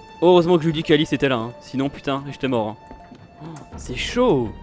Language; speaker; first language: French; native; French